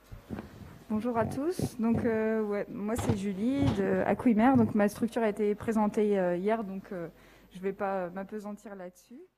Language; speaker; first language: French; native; French